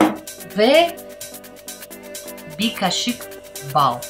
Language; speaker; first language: Turkish; non-native, learner; Russian